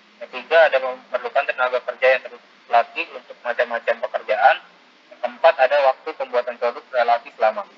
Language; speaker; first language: Indonesian; native; Indonesian